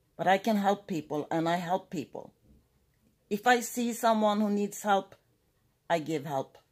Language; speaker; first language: English; non-native, fluent; Swedish